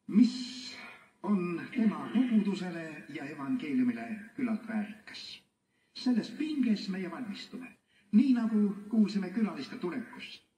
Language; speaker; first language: Estonian; native; Estonian